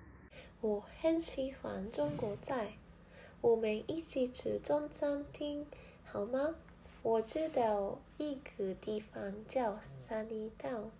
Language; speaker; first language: Chinese; non-native, learner; English